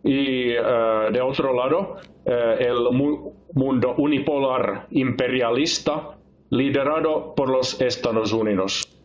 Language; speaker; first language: Spanish; non-native, fluent; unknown